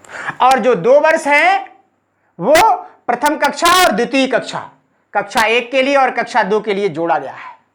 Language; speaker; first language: Hindi; native; Hindi